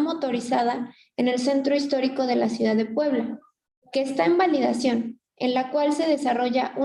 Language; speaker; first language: Spanish; native; Spanish